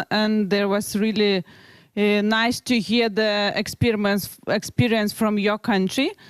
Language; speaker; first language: English; non-native, learner; Lithuanian